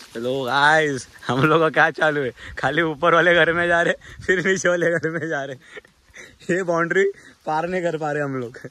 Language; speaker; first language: Hindi; non-native, local second language; Marathi